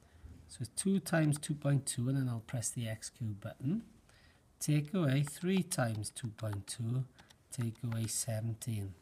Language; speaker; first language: English; native; English